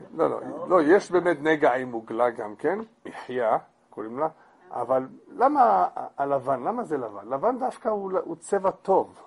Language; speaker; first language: Hebrew; non-native, fluent; English